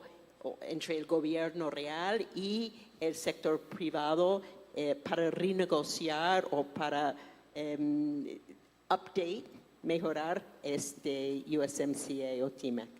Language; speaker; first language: Spanish; non-native, fluent; English